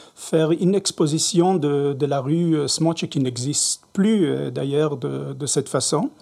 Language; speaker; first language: French; non-native, learner; Hebrew